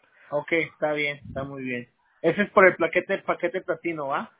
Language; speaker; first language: Spanish; native; Spanish